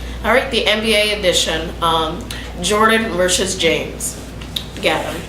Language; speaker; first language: English; native; English